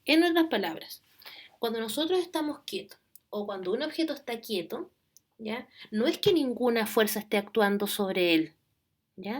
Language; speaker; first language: Spanish; native; Spanish